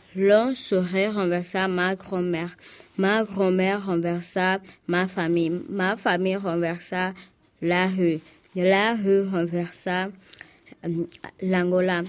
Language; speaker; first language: French; non-native, learner; Portuguese